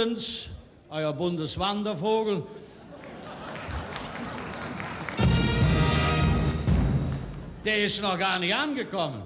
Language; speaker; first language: German; native; German